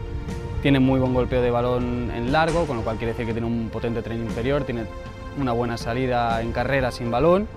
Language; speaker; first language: Spanish; native; Spanish